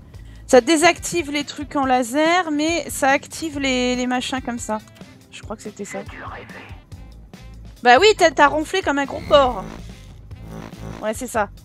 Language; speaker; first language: French; native; French